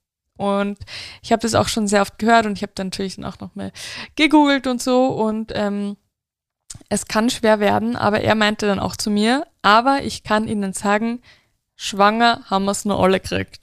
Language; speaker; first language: German; native; German